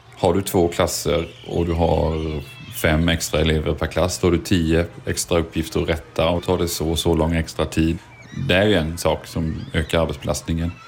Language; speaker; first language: Swedish; native; Swedish